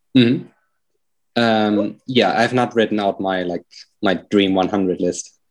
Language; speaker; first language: English; non-native, fluent; German